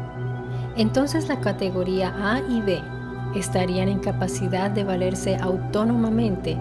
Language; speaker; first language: Spanish; non-native, fluent; Italian